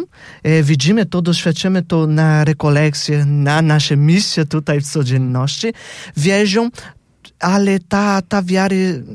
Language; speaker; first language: Polish; non-native, fluent; Portuguese